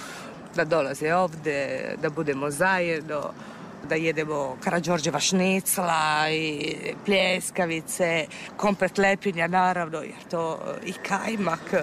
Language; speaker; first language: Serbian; non-native, fluent; Italian